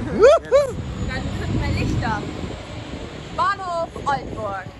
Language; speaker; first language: German; native; German